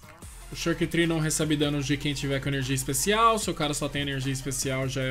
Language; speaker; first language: Portuguese; native; Portuguese